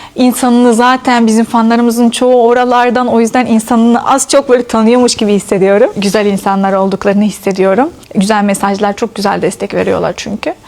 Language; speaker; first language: Turkish; non-native, fluent; Arabic